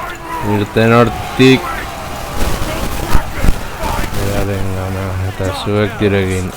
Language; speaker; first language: Basque; native; Basque